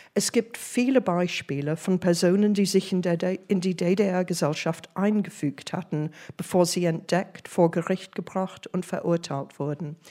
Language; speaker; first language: German; non-native, fluent; English